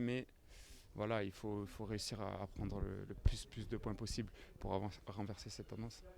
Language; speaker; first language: French; native; French